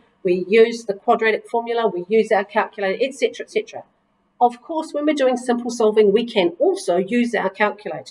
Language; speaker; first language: English; native; English